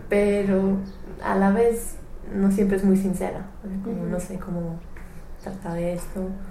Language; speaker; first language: Spanish; non-native, fluent; English